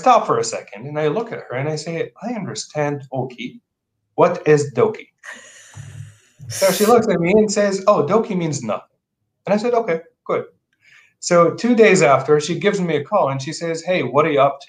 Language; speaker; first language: English; non-native, fluent; Arabic